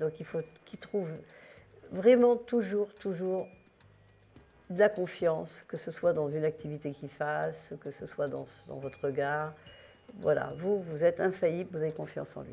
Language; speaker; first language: French; native; French